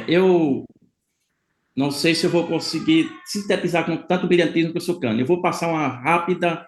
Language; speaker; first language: Portuguese; native; Portuguese